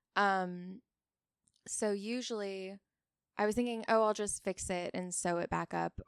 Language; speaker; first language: English; native; English